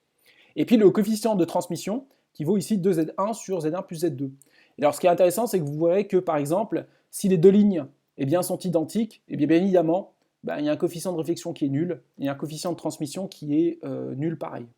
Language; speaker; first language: French; native; French